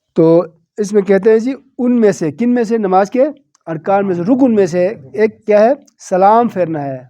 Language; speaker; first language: Urdu; non-native, local second language; Balti